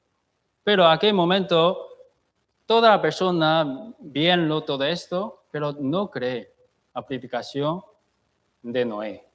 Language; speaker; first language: Spanish; non-native, fluent; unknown